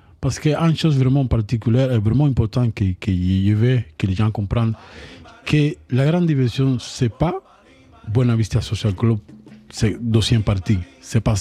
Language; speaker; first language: French; non-native, learner; Spanish